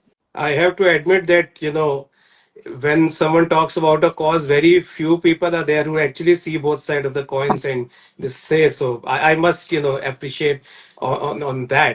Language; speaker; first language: English; non-native, local second language; Hindi